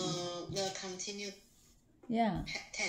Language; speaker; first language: English; non-native, learner; Chinese